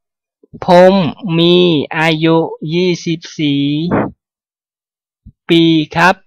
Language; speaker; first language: Thai; non-native, fluent; Khmer